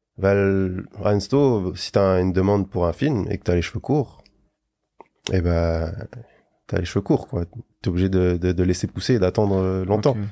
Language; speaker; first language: French; native; French